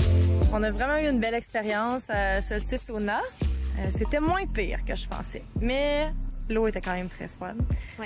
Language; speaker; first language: French; native; French